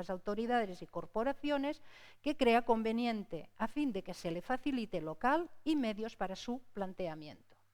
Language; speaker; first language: Spanish; non-native, local second language; Catalan